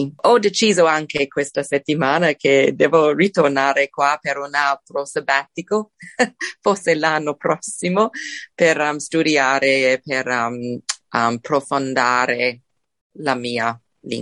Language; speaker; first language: Italian; non-native, fluent; English